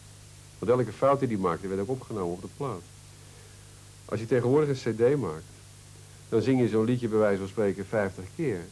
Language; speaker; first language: Dutch; native; Dutch